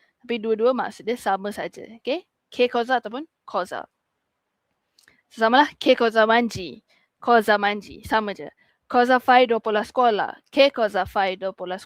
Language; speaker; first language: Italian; non-native, fluent; Malay